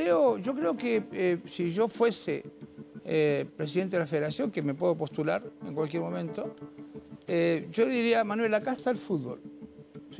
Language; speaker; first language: Spanish; native; Spanish